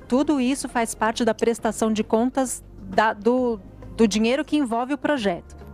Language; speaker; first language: Portuguese; native; Portuguese